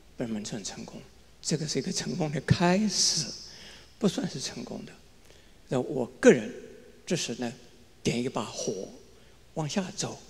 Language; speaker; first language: Chinese; native; Chinese